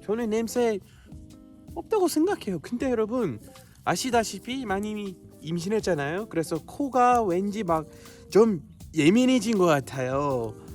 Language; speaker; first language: Korean; non-native, fluent; English